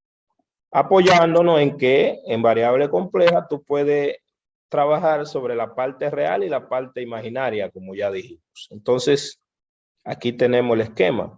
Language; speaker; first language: Spanish; native; Spanish